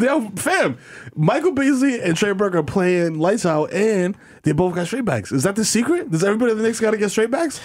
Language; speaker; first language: English; early bilingual, other home language; Spanish